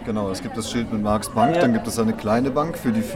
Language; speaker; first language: German; native; German